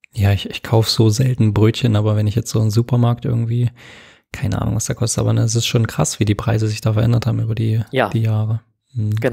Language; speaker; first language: German; native; German